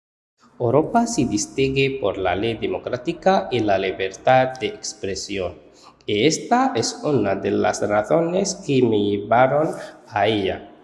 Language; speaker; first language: Spanish; non-native, learner; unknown